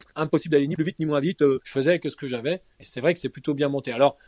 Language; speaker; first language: French; native; French